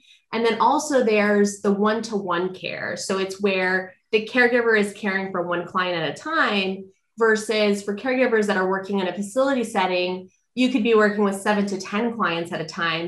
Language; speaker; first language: English; native; English